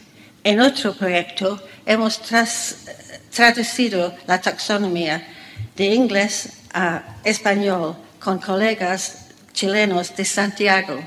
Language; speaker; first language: Spanish; non-native, fluent; English